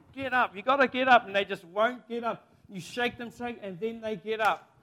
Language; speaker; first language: English; native; English